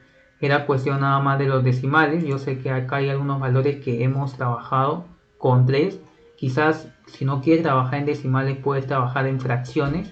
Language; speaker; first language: Spanish; native; Spanish